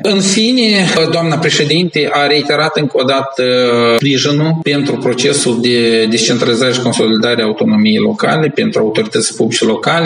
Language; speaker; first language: Romanian; native; Romanian